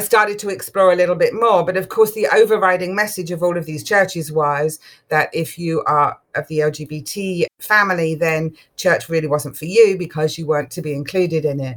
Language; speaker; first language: English; native; English